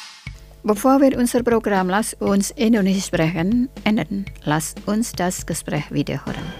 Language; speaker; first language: German; non-native, fluent; Indonesian